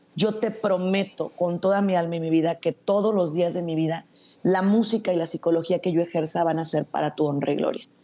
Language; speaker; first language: Spanish; native; Spanish